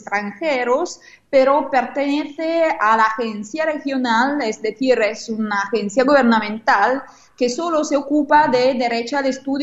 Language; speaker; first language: Spanish; non-native, fluent; Italian